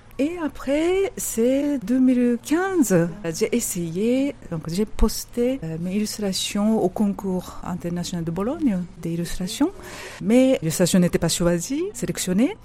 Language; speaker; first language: French; non-native, fluent; Japanese